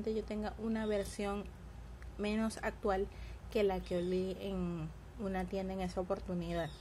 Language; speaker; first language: Spanish; native; Spanish